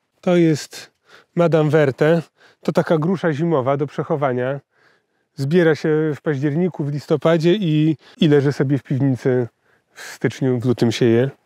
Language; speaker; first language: Polish; native; Polish